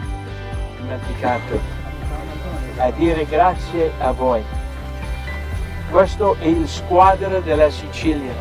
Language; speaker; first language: Italian; non-native, learner; English